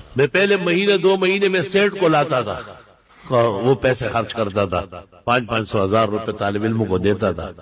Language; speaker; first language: Urdu; non-native, local second language; Pashto